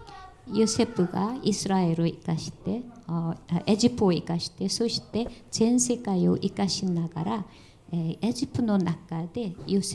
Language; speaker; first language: Japanese; non-native, fluent; Korean